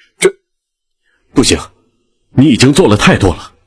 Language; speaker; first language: Chinese; native; Chinese